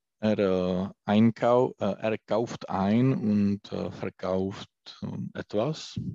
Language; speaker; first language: German; non-native, learner; Czech